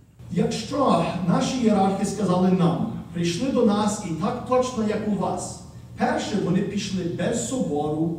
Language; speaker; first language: Ukrainian; early bilingual, heritage; Ukrainian